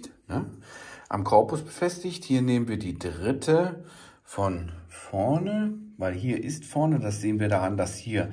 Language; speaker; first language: German; native; German